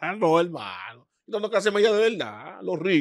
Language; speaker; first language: Spanish; native; Spanish